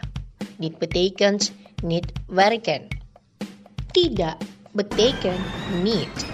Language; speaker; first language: Dutch; non-native, fluent; Indonesian